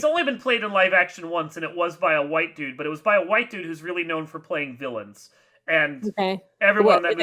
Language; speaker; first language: English; native; English